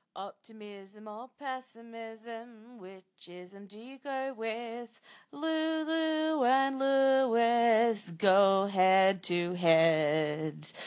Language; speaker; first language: English; non-native, fluent; Japanese